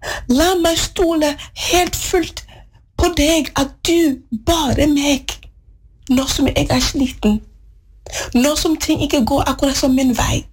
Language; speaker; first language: Norwegian; non-native, fluent; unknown